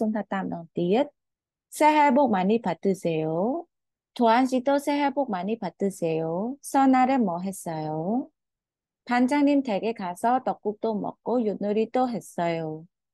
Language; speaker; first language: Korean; non-native, fluent; Khmer